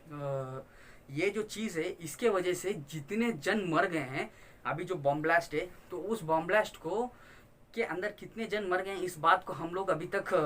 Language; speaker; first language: Hindi; non-native, local second language; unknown